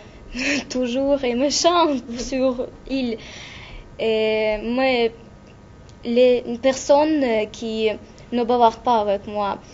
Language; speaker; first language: French; non-native, learner; Russian